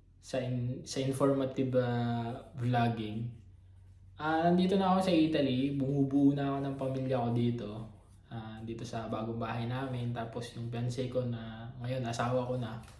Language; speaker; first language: Filipino; native; Filipino